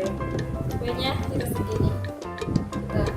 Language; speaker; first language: Malay; native; Malay